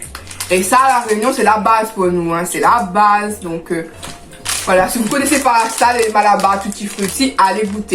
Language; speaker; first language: French; native; French